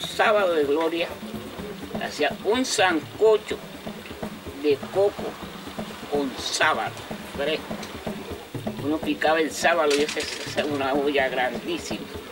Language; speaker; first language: Spanish; native; Spanish